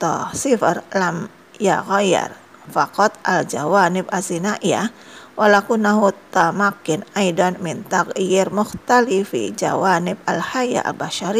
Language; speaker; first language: Arabic; non-native, fluent; Indonesian